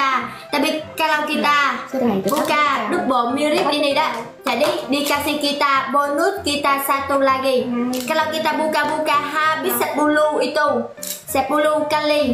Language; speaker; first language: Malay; non-native, learner; Vietnamese